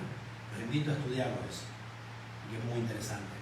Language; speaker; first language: Spanish; native; Spanish